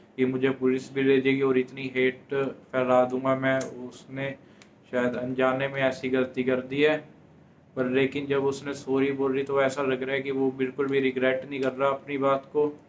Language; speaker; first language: Hindi; non-native, local second language; Punjabi